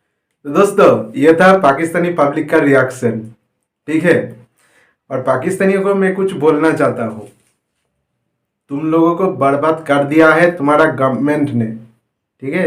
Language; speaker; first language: Hindi; non-native, local second language; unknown